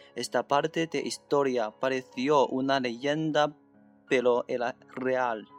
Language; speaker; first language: Spanish; non-native, learner; Chinese